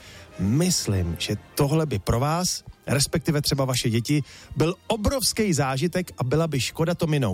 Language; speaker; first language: Czech; native; Czech